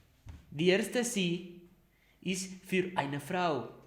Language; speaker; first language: German; non-native, learner; Spanish